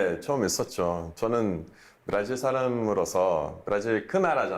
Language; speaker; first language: Korean; non-native, fluent; Portuguese